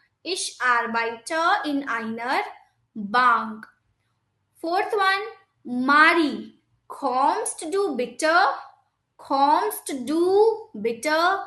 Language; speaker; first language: German; non-native, fluent; Hindi